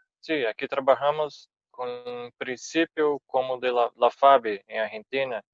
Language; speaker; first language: Spanish; non-native, fluent; Portuguese